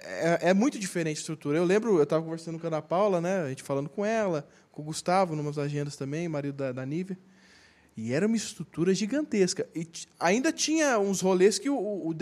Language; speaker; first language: Portuguese; native; Portuguese